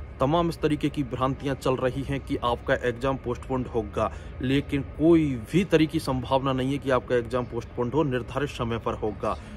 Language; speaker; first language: Hindi; native; Hindi